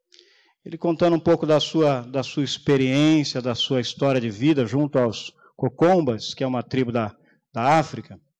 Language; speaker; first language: Portuguese; native; Portuguese